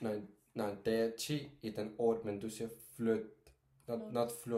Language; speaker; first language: Danish; non-native, learner; Turkish